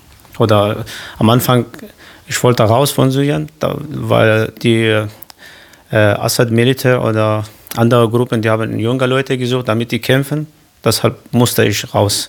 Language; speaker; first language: German; non-native, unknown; Kurdish